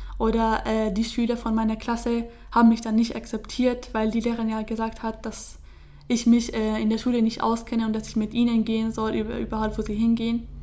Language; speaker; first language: German; early bilingual, other home language; Kurdish